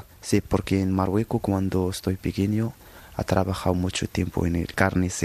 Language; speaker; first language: Spanish; non-native, learner; Arabic